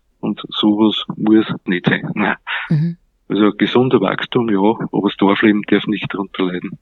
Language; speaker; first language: German; native; German